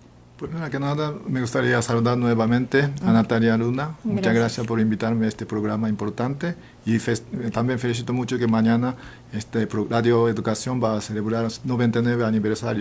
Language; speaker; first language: Spanish; non-native, fluent; Japanese